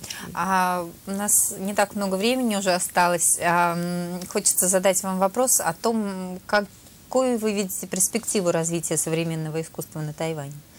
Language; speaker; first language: Russian; native; Russian